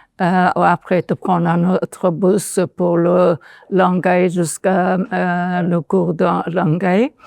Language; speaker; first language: French; non-native, learner; Persian